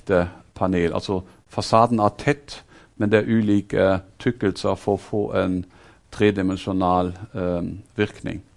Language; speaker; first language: Norwegian; non-native, fluent; German